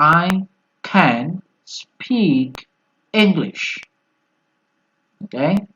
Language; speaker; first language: English; non-native, fluent; Indonesian